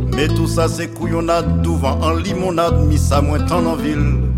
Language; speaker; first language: French; non-native, fluent; Hungarian